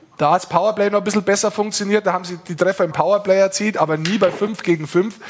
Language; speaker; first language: German; native; German